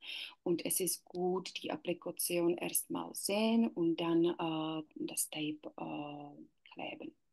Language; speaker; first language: German; non-native, learner; Czech